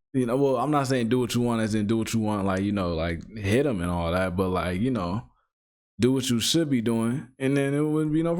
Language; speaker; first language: English; native; English